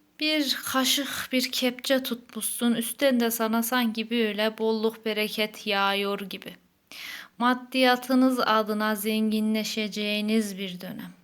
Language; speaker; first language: Turkish; native; Turkish